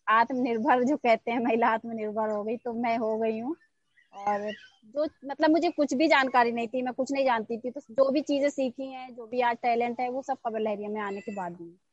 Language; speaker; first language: Hindi; native; Hindi